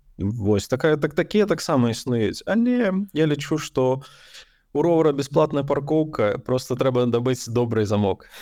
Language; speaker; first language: Belarusian; non-native, local second language; Russian